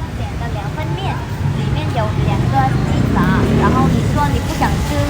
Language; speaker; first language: Chinese; non-native, learner; Vietnamese